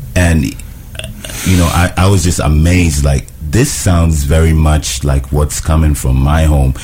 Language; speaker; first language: English; non-native, local second language; Ewe